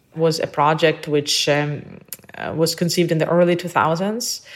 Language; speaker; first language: English; early bilingual, other home language; Ukrainian